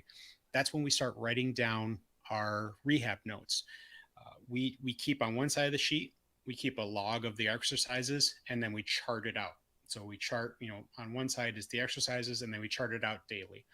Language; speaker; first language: English; native; English